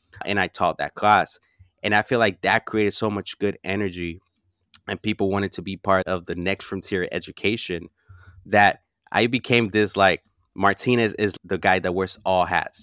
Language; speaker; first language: English; early bilingual, other home language; Spanish